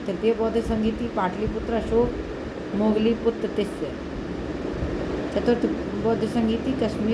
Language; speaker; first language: Hindi; native; Hindi